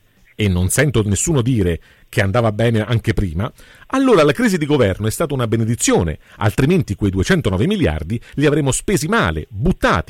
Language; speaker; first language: Italian; native; Italian